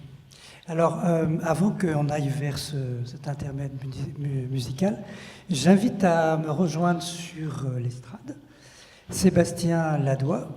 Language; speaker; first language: French; native; French